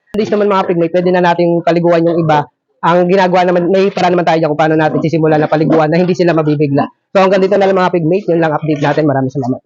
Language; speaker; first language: Filipino; native; Filipino